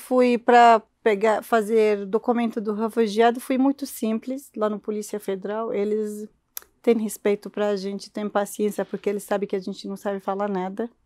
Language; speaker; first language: Portuguese; non-native, learner; Arabic